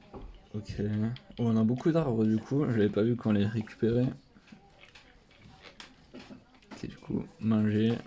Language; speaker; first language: French; native; French